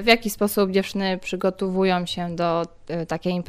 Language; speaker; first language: Polish; native; Polish